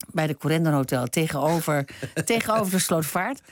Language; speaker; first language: Dutch; early bilingual, other home language; Turkish